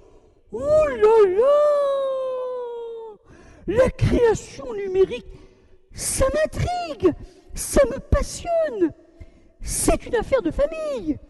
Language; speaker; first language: French; native; French